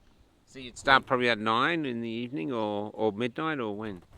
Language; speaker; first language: English; native; English